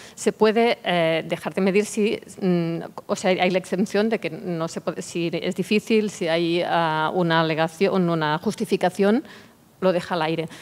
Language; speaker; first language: Spanish; non-native, local second language; Catalan